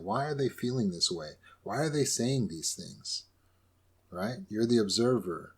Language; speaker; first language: English; native; English